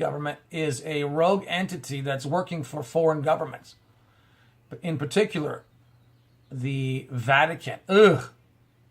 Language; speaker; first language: English; native; English